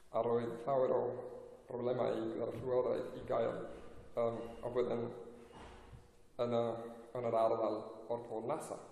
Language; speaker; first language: Welsh; non-native, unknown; Spanish